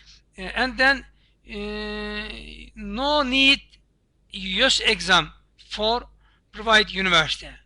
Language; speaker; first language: English; non-native, learner; Turkish